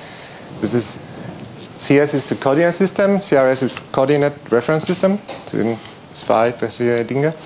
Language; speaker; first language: German; non-native, learner; Spanish